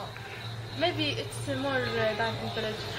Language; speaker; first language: English; non-native, learner; Arabic